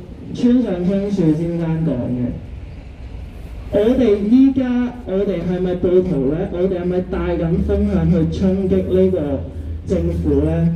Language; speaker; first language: Cantonese; native; Cantonese